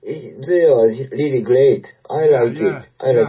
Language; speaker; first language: English; non-native, learner; Japanese